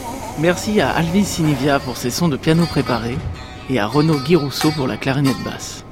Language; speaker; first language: French; native; French